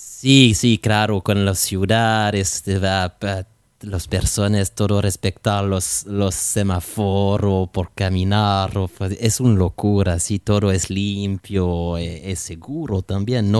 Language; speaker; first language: Spanish; non-native, learner; French